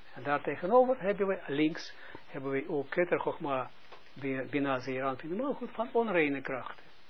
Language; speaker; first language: Dutch; non-native, fluent; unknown